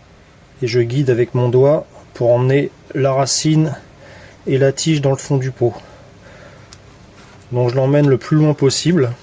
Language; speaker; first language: French; native; French